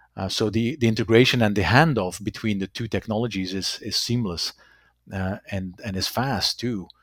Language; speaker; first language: English; non-native, fluent; Dutch